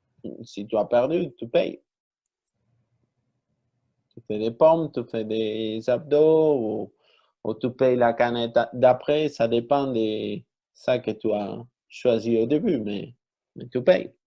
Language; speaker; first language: French; non-native, fluent; Spanish